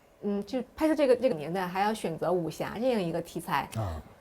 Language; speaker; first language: Chinese; native; Chinese